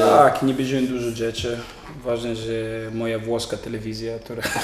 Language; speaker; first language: Polish; non-native, learner; Italian